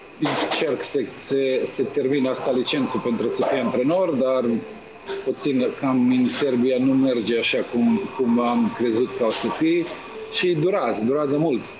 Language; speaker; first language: Romanian; non-native, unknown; Serbian